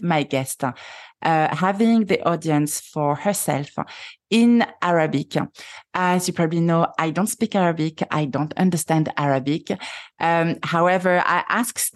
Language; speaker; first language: English; non-native, fluent; French